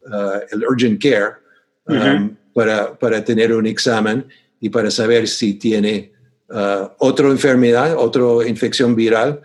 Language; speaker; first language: Spanish; non-native, fluent; English